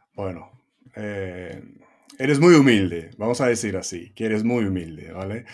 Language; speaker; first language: Spanish; non-native, fluent; Romanian